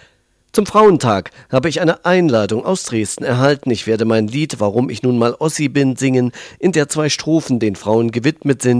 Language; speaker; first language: German; native; German